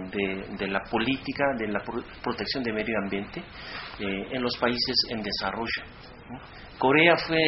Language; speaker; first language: Spanish; non-native, fluent; Korean